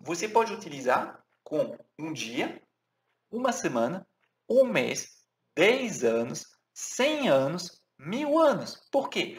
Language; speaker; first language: Portuguese; non-native, fluent; French